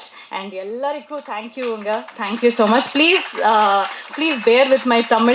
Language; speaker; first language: Tamil; non-native, local second language; Kannada